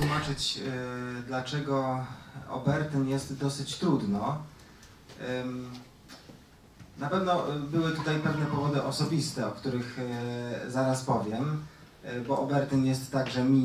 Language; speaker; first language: Polish; native; Polish